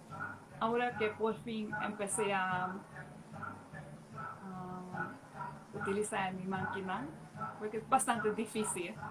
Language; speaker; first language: Spanish; non-native, fluent; Hungarian